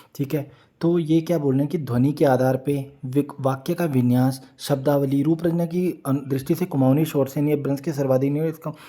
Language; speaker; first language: Hindi; native; Hindi